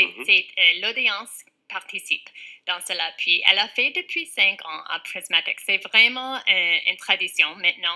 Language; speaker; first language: French; non-native, fluent; English